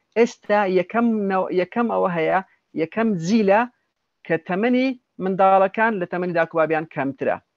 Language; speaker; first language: Central Kurdish; native; Central Kurdish